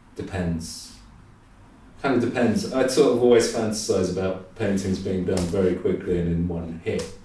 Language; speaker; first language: English; native; English